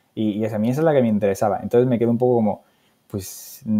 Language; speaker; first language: Spanish; native; Spanish